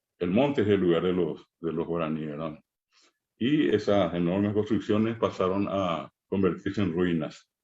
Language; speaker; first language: Spanish; non-native, local second language; Guarani